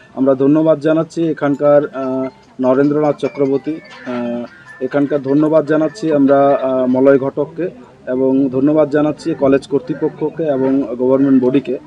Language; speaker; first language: Bangla; non-native, local second language; Santali